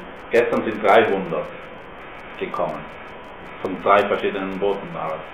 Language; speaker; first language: German; non-native, fluent; Spanish